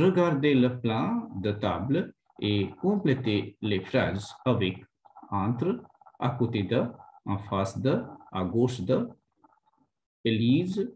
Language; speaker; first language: French; non-native, fluent; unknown